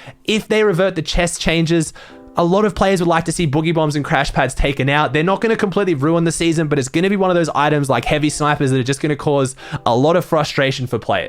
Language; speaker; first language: English; native; English